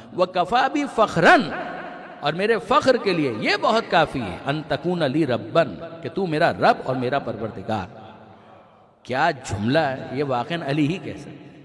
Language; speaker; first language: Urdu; non-native, local second language; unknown